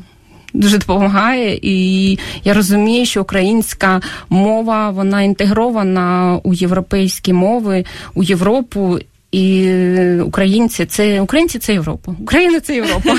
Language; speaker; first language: Ukrainian; non-native, local second language; Russian